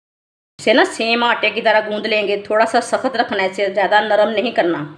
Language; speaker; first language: Hindi; native; Hindi